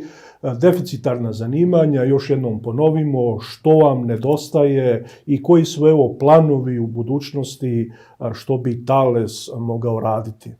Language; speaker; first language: Bosnian; native; Bosnian